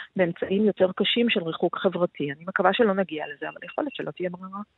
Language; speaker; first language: Hebrew; native; Hebrew